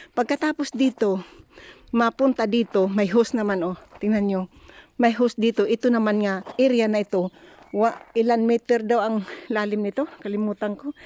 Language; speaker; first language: Filipino; native; Filipino